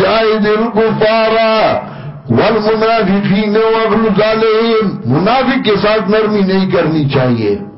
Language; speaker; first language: Urdu; non-native, local second language; Pashto